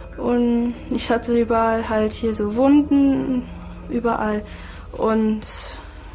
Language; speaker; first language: German; native; German